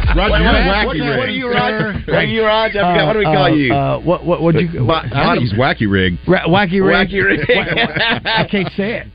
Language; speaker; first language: English; native; English